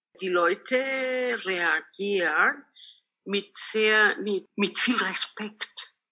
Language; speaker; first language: German; non-native, local second language; Spanish